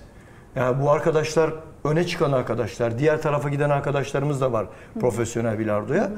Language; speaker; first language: Turkish; native; Turkish